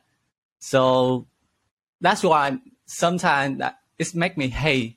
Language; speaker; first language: English; non-native, learner; Vietnamese